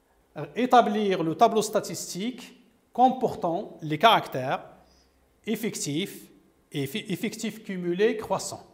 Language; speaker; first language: French; non-native, local second language; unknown